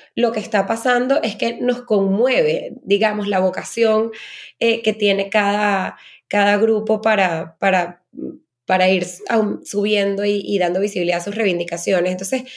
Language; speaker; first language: Spanish; native; Spanish